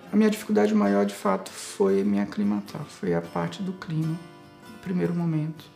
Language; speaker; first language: Portuguese; native; Portuguese